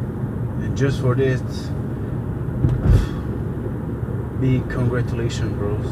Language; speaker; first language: English; non-native, local second language; French